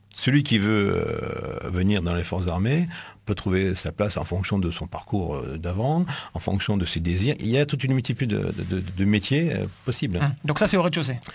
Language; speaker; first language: French; native; French